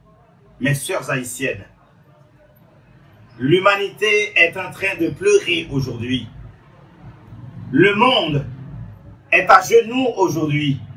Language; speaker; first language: French; non-native, local second language; Haitian Creole